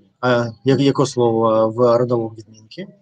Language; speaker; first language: Ukrainian; non-native, learner; Russian